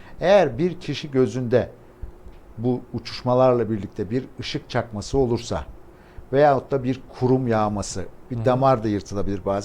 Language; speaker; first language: Turkish; native; Turkish